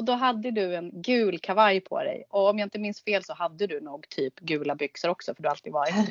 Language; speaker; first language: Swedish; native; Swedish